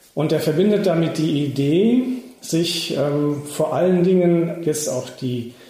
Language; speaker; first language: German; native; German